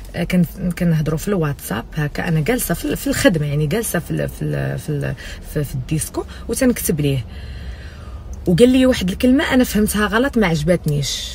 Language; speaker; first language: Arabic; native; Arabic